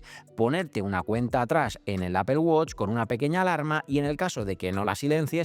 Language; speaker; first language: Spanish; native; Spanish